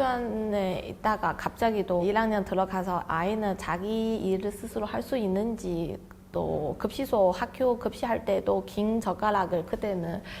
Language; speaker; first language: Korean; non-native, fluent; Chinese